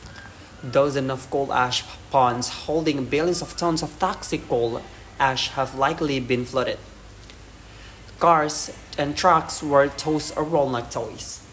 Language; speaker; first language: English; non-native, learner; Indonesian